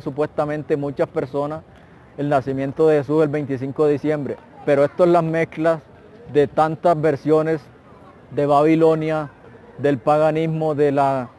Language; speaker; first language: Spanish; native; Spanish